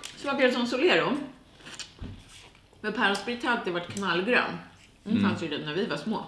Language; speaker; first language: Swedish; native; Swedish